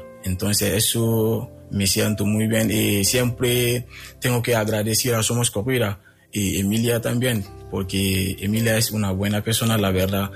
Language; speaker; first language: Spanish; non-native, fluent; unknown